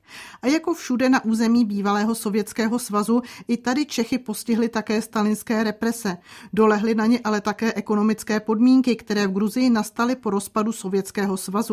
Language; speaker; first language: Czech; native; Czech